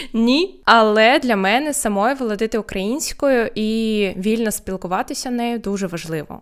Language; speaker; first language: Ukrainian; non-native, fluent; Russian